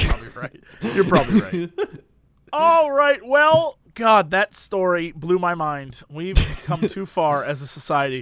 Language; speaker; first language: English; native; English